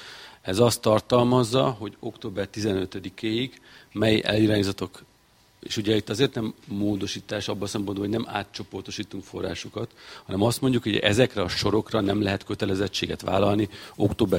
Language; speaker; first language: Hungarian; native; Hungarian